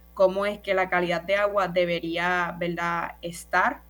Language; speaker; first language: Spanish; native; Spanish